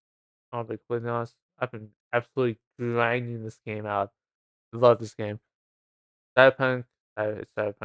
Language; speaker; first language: English; native; English